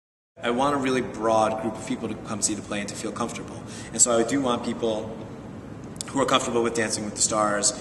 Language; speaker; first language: English; native; English